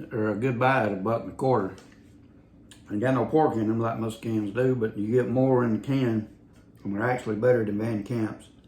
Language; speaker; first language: English; native; English